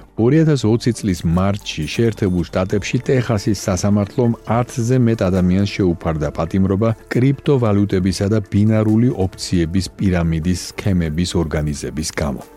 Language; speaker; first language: Georgian; native; Georgian